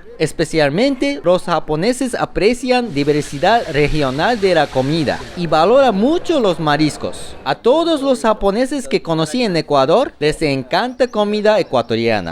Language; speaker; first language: Spanish; non-native, fluent; Japanese